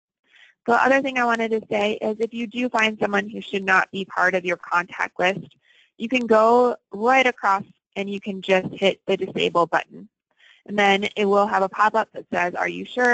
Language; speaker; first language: English; native; English